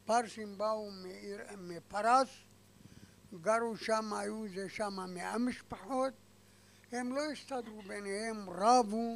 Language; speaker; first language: Hebrew; non-native, fluent; Arabic